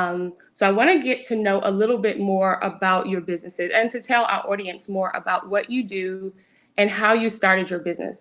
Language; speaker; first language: English; native; English